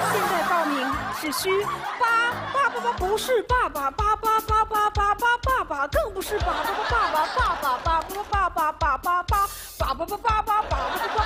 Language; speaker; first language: Chinese; native; Chinese